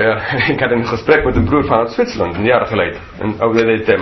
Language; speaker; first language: Dutch; non-native, fluent; English